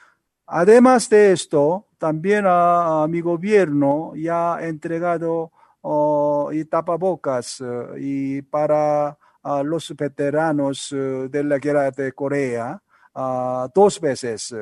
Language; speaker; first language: Spanish; non-native, learner; Korean